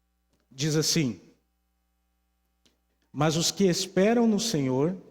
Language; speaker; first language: Portuguese; native; Portuguese